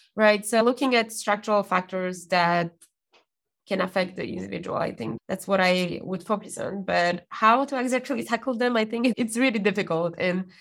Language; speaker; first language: English; non-native, fluent; Polish